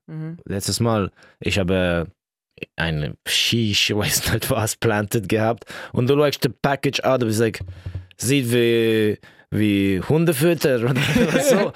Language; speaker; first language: German; non-native, local second language; French